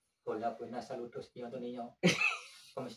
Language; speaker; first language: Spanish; non-native, learner; Indonesian